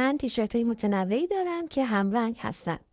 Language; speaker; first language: Persian; native; Persian